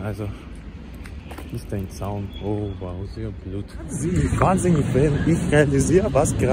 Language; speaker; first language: German; non-native, learner; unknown